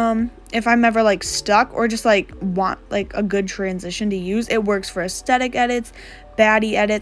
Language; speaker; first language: English; native; English